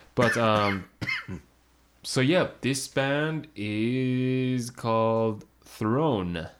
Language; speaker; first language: English; non-native, fluent; Persian